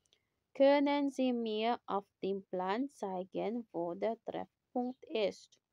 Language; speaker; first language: German; non-native, fluent; Filipino